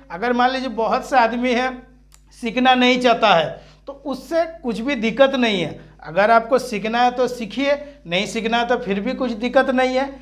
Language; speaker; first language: Hindi; native; Hindi